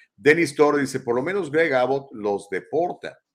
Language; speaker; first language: Spanish; native; Spanish